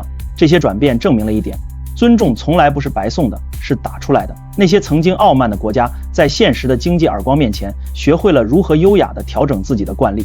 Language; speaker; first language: Chinese; native; Chinese